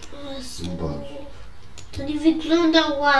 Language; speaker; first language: Polish; early bilingual, heritage; Polish